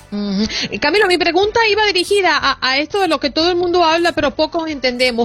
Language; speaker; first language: Spanish; native; Spanish